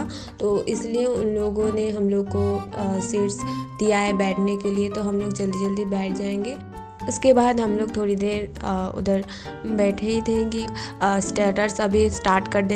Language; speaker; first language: Hindi; non-native, local second language; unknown